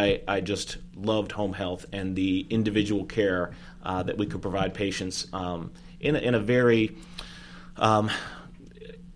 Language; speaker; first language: English; native; English